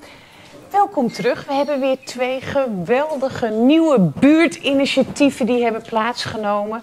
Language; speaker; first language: Dutch; native; Dutch